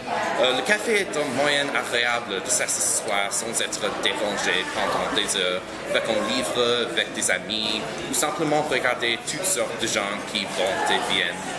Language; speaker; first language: French; non-native, learner; English